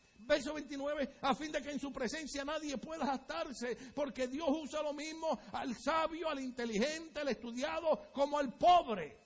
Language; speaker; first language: Spanish; native; Spanish